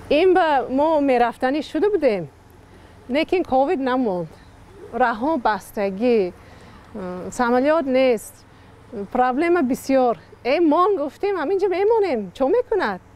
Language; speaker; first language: Tajik; non-native, learner; English